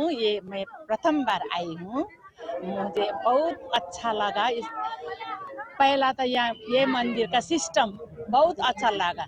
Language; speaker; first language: Hindi; non-native, local second language; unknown